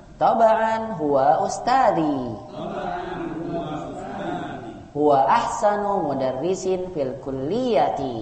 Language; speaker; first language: Arabic; non-native, fluent; Indonesian